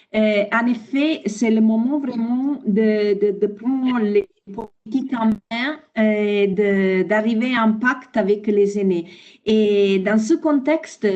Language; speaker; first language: French; non-native, fluent; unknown